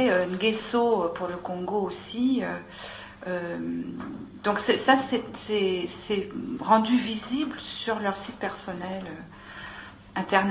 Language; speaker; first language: French; native; French